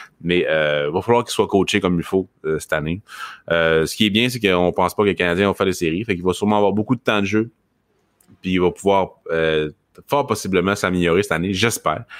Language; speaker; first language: French; native; French